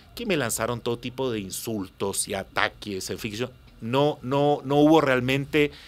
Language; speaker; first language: Spanish; native; Spanish